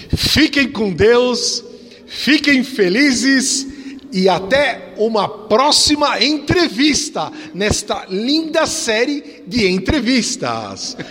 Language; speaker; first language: Portuguese; native; Portuguese